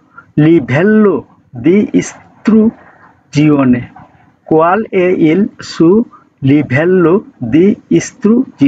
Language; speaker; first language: Italian; non-native, fluent; Bangla